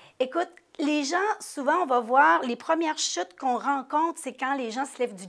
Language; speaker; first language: French; native; French